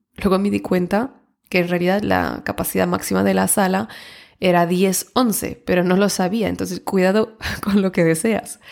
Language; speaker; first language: Spanish; non-native, fluent; French